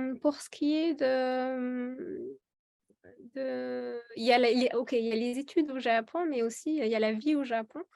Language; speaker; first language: French; non-native, local second language; Arabic